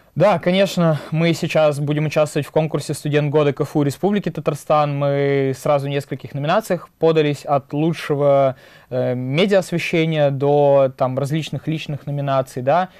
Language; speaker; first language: Russian; native; Russian